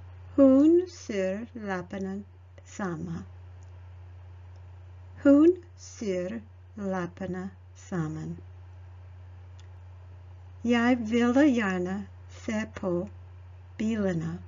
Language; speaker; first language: Norwegian; non-native, learner; English